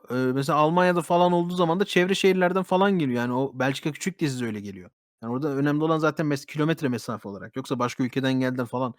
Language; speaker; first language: Turkish; early bilingual, heritage; Turkish